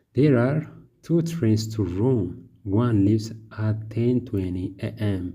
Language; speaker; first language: English; non-native, local second language; Amharic